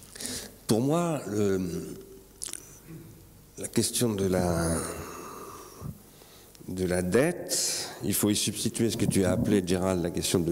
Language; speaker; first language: French; native; French